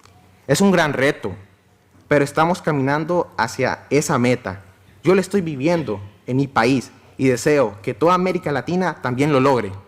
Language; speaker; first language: Spanish; native; Spanish